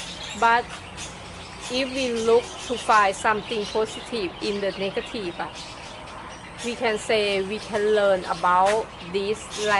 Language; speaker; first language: English; non-native, fluent; Thai